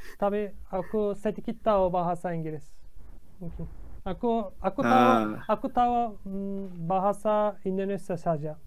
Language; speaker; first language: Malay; non-native, learner; Turkish